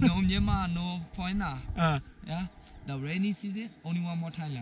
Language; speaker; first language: English; non-native, learner; Burmese